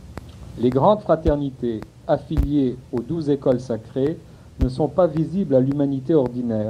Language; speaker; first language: French; native; French